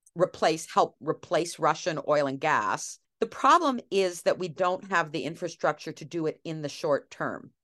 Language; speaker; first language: English; native; English